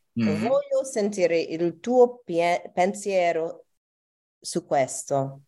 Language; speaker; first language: Italian; non-native, learner; English